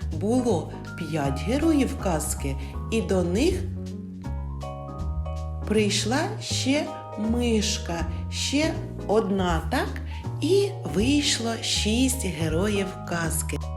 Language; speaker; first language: Ukrainian; native; Ukrainian